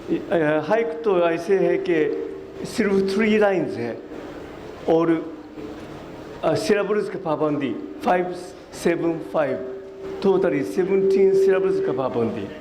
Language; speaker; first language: Hindi; non-native, fluent; Japanese